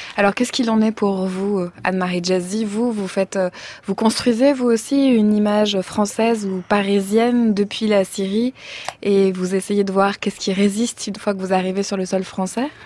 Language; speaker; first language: French; native; French